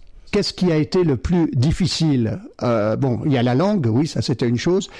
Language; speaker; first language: French; native; French